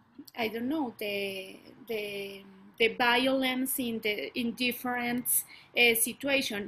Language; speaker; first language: English; non-native, learner; Spanish